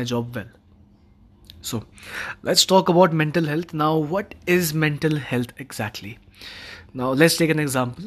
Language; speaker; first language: English; non-native, local second language; Hindi